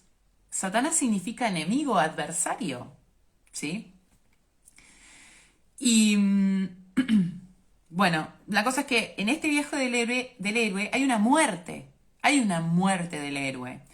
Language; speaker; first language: Spanish; native; Spanish